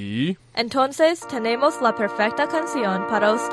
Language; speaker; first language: Spanish; non-native, learner; English